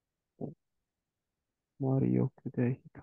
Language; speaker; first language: Japanese; non-native, learner; English